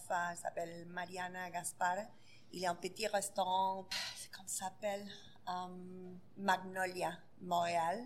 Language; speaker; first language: French; non-native, fluent; Spanish